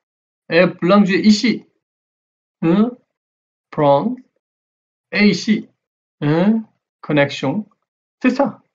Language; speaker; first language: French; non-native, learner; Korean